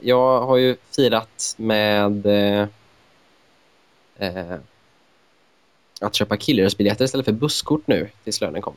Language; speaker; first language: Swedish; native; Swedish